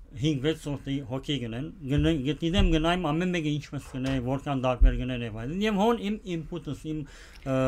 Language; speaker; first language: Armenian; early bilingual, heritage; Armenian